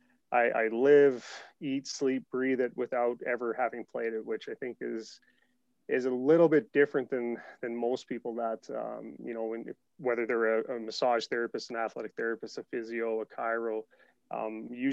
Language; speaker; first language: English; native; English